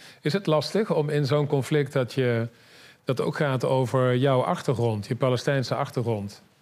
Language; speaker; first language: Dutch; native; Dutch